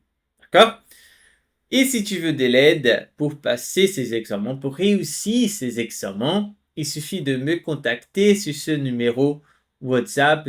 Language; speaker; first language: French; non-native, fluent; Portuguese